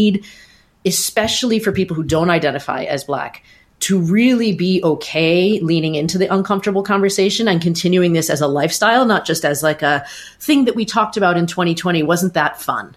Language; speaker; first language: English; native; English